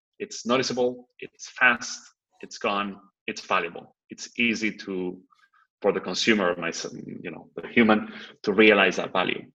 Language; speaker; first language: English; non-native, fluent; Spanish